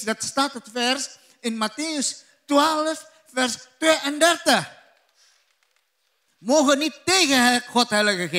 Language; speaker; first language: Dutch; non-native, learner; Indonesian